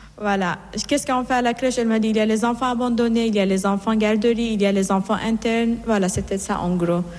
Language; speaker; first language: French; non-native, fluent; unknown